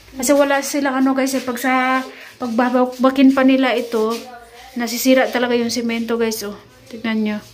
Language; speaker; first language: Filipino; non-native, local second language; Cebuano